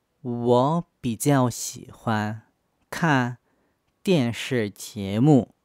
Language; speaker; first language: Chinese; non-native, fluent; Korean